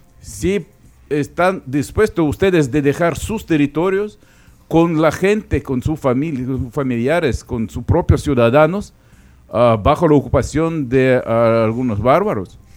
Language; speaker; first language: Spanish; non-native, fluent; Ukrainian